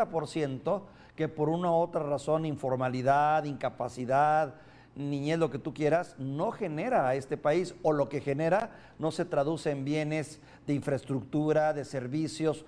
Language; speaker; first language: Spanish; native; Spanish